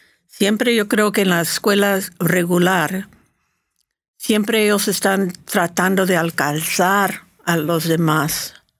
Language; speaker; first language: Spanish; early bilingual, heritage; Spanish